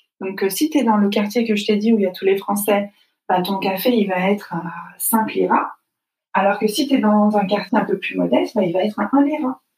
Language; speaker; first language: French; native; French